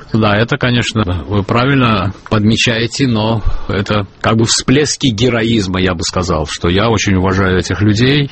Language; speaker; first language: Russian; non-native, local second language; Azerbaijani